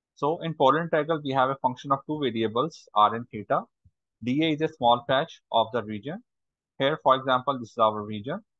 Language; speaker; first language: English; non-native, local second language; Urdu